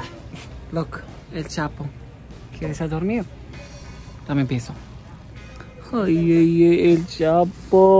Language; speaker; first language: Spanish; non-native, learner; Arabic